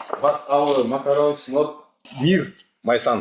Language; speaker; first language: English; non-native, learner; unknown